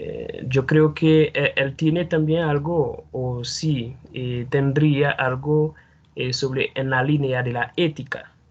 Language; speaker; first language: Spanish; non-native, fluent; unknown